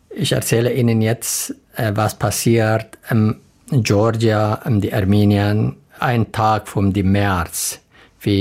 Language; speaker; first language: German; non-native, learner; Arabic